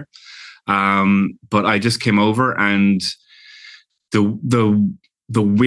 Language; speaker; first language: English; native; English